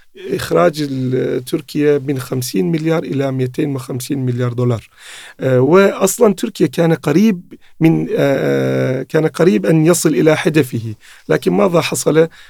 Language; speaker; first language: Arabic; non-native, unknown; Turkish